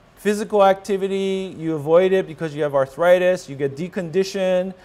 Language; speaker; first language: English; native; English